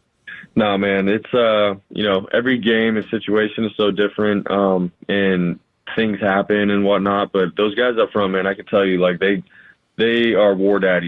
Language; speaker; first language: English; native; English